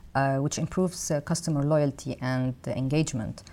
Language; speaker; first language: English; non-native, fluent; Arabic